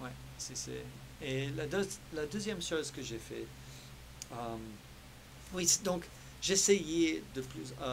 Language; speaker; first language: French; early bilingual, heritage; French